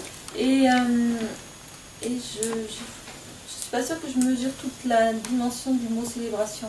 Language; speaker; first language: French; native; French